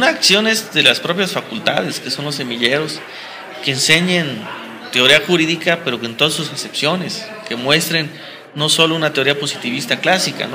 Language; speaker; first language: Spanish; native; Spanish